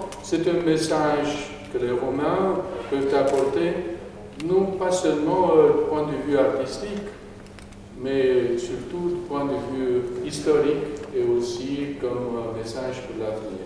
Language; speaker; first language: French; non-native, fluent; Romanian